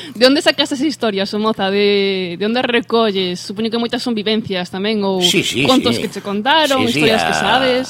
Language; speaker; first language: Galician; native; Galician